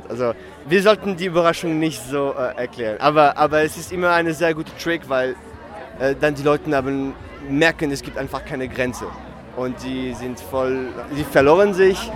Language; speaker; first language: German; non-native, fluent; French